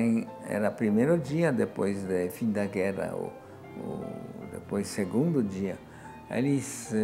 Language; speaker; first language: Portuguese; non-native, fluent; Polish